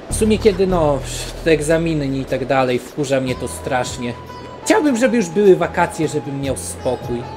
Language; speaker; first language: Polish; early bilingual, heritage; Polish